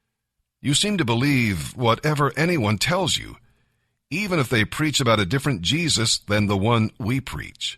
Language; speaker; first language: English; native; English